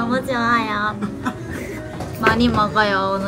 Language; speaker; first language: Korean; non-native, learner; Japanese